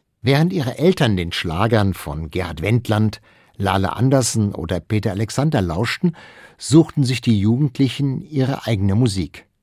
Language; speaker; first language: German; native; German